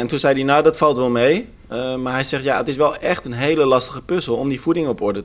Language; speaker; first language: Dutch; native; Dutch